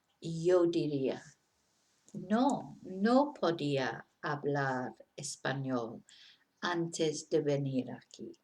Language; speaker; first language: Spanish; non-native, fluent; English